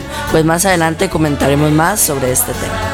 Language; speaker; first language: Spanish; native; Spanish